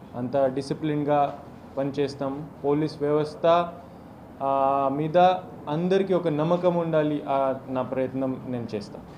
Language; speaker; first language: Telugu; non-native, local second language; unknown